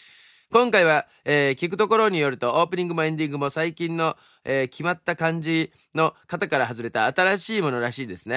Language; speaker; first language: Japanese; native; Japanese